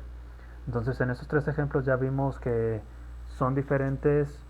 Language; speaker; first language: Spanish; native; Spanish